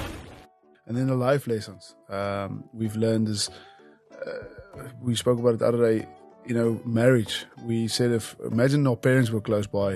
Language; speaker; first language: English; non-native, local second language; Afrikaans